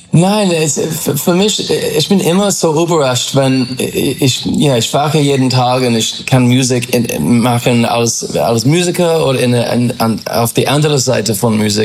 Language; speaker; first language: German; non-native, learner; English